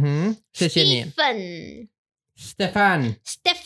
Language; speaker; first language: Chinese; non-native, learner; English